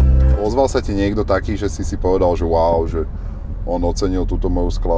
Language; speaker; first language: Slovak; native; Slovak